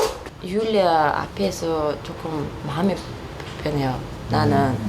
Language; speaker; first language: Korean; non-native, learner; Russian